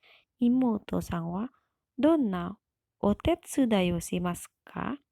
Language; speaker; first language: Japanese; non-native, fluent; Indonesian